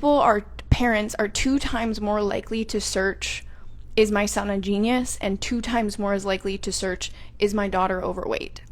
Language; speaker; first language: English; native; English